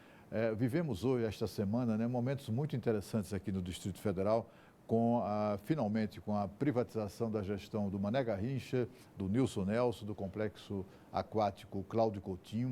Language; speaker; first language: Portuguese; native; Portuguese